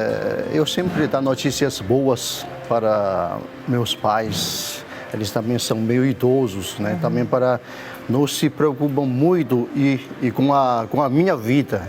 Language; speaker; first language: Portuguese; non-native, learner; Chinese